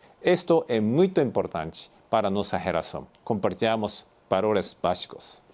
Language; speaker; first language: Portuguese; non-native, fluent; Japanese